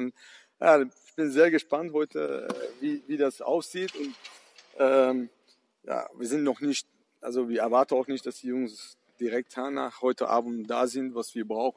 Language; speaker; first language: German; non-native, fluent; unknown